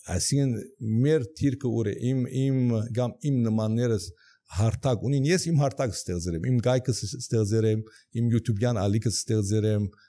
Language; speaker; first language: Armenian; native; Armenian